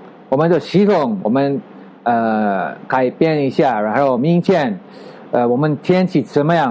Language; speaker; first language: Chinese; non-native, fluent; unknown